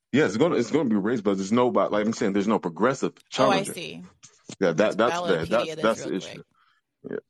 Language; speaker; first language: English; native; English